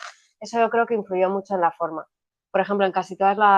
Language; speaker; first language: Spanish; native; Spanish